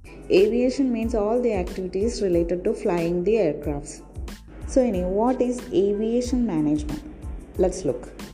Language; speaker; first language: English; non-native, local second language; Malayalam